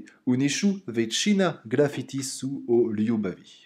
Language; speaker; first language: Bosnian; non-native, learner; French